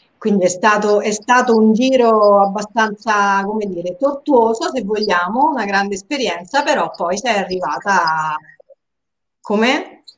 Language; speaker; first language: Italian; native; Italian